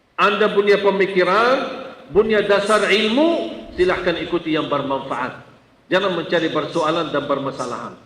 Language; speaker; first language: Malay; non-native, fluent; Arabic